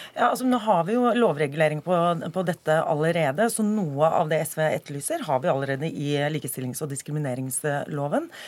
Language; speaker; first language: Norwegian; native; Norwegian